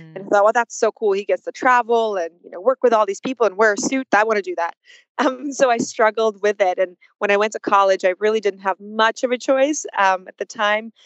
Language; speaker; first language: English; early bilingual, other home language; Russian